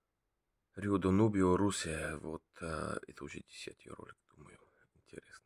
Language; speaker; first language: Russian; non-native, learner; Bulgarian